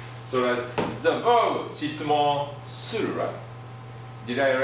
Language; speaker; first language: English; non-native, fluent; Japanese